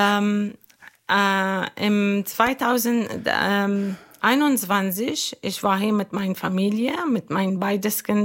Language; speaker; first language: German; non-native, learner; Arabic